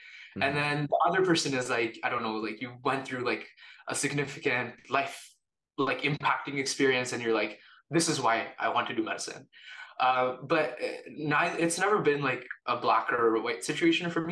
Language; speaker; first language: English; native; English